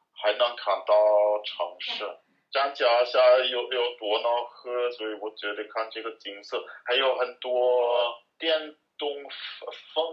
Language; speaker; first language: Chinese; non-native, learner; German